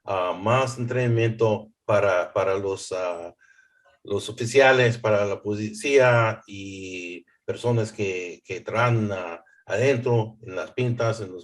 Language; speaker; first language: Spanish; early bilingual, heritage; English